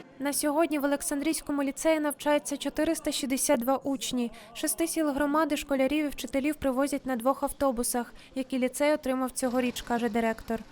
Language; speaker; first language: Ukrainian; native; Ukrainian